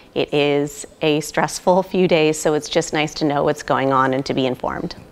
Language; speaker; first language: English; native; English